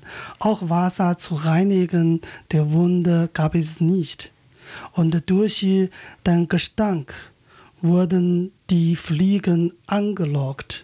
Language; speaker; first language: German; non-native, learner; Chinese